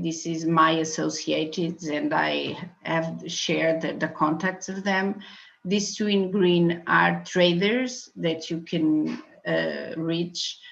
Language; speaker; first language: English; non-native, fluent; Portuguese